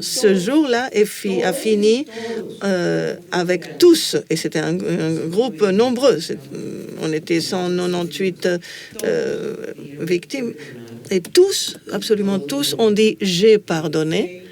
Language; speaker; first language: French; non-native, fluent; Spanish